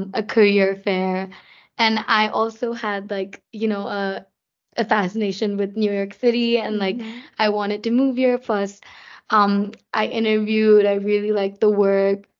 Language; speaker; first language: English; non-native, local second language; Hindi